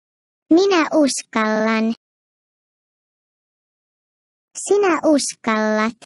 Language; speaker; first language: Finnish; non-native, fluent; Turkish